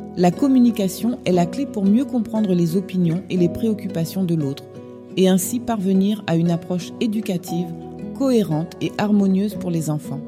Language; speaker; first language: French; native; French